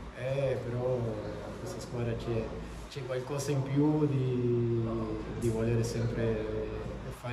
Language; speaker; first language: Italian; non-native, fluent; Spanish